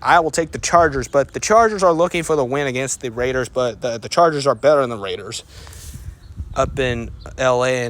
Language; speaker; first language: English; native; English